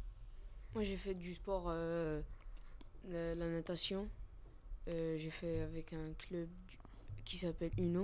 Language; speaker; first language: French; non-native, learner; Arabic